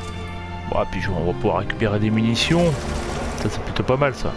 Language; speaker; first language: French; native; French